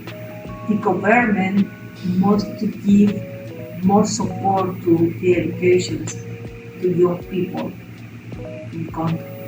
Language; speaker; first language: English; non-native, learner; Spanish